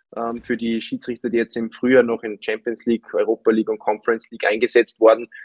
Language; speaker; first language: German; native; German